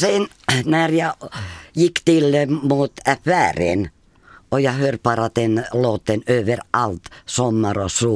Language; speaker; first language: Swedish; non-native, learner; Finnish